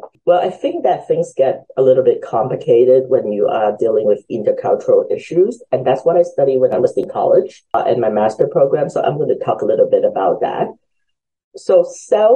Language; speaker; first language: English; early bilingual, other home language; Cantonese